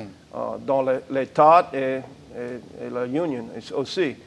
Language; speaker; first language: French; non-native, learner; English